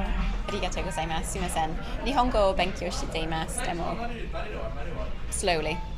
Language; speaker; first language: Japanese; non-native, learner; English